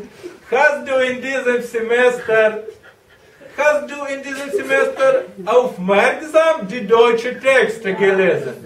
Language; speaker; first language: German; non-native, learner; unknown